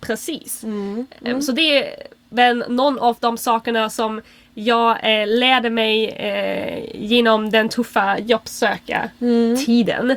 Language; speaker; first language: Swedish; non-native, fluent; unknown